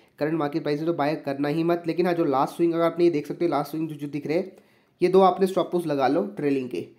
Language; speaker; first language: Hindi; native; Hindi